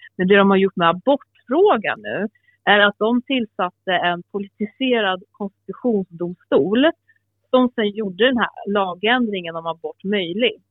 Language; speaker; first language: Swedish; early bilingual, other home language; Albanian